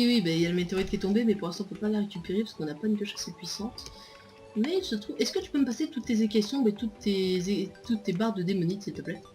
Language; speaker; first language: French; native; French